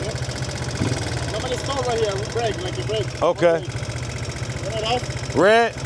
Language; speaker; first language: English; non-native, fluent; Spanish